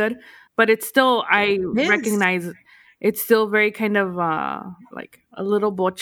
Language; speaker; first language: English; early bilingual, other home language; Spanish